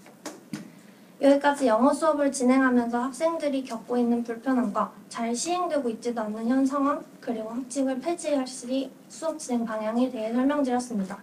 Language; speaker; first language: Korean; native; Korean